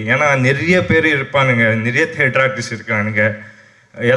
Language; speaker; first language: Tamil; non-native, local second language; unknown